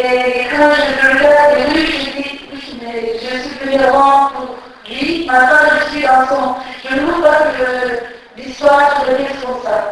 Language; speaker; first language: French; non-native, fluent; Turkish